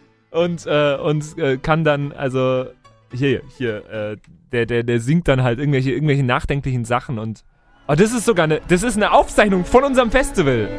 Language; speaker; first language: German; native; German